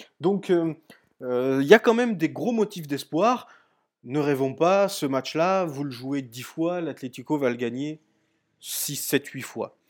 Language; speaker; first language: French; native; French